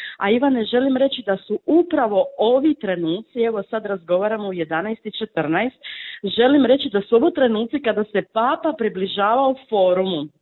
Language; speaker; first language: Croatian; native; Croatian